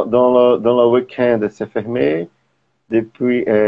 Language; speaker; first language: French; non-native, learner; Portuguese